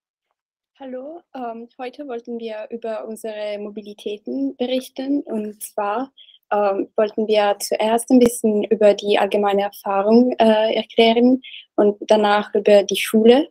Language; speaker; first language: German; non-native, learner; Italian